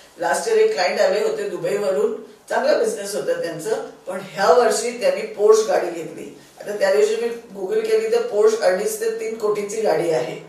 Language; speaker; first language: Marathi; non-native, local second language; Sindhi